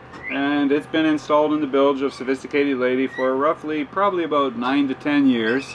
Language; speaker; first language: English; native; English